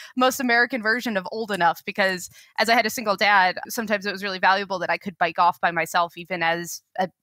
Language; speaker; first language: English; native; English